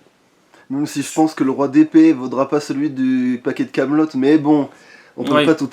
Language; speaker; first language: French; native; French